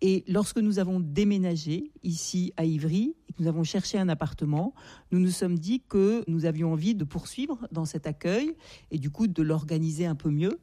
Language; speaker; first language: French; native; French